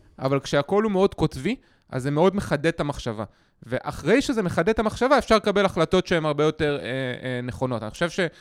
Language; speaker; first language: Hebrew; native; Hebrew